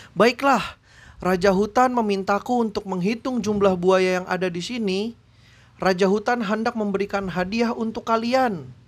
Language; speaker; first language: Indonesian; native; Indonesian